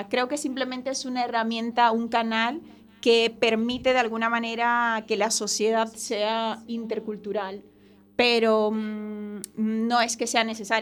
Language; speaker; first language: Spanish; native; Spanish